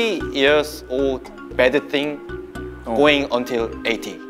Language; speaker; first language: English; non-native, learner; Korean